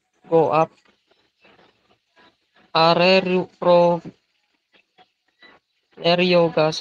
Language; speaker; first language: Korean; non-native, learner; Filipino